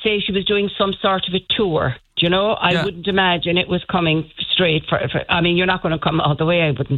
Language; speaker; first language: English; native; English